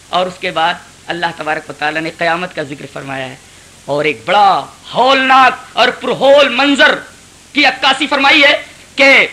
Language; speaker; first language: Urdu; native; Urdu